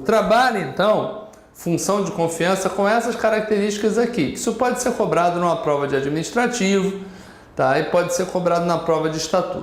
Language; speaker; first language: Portuguese; native; Portuguese